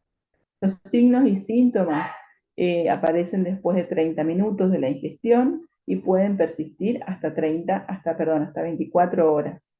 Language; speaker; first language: Spanish; native; Spanish